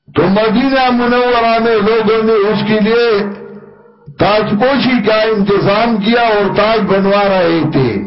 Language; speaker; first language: Urdu; non-native, local second language; Pashto